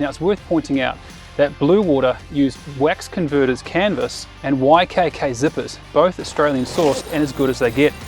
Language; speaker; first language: English; native; English